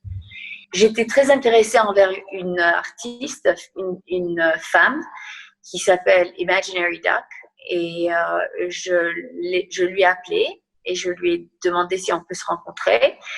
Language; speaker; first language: French; non-native, fluent; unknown